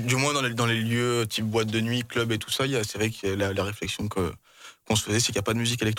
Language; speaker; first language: French; native; French